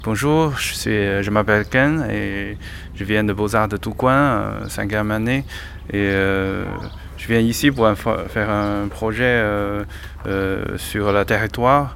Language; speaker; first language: French; non-native, learner; Chinese